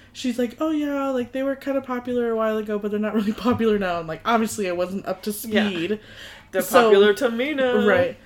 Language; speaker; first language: English; native; English